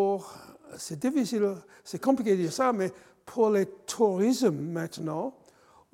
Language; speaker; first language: French; non-native, fluent; English